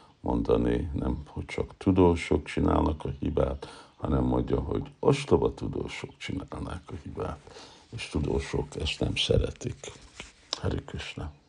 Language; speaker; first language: Hungarian; early bilingual, heritage; Hungarian